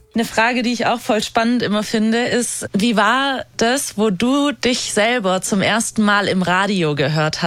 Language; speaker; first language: German; native; German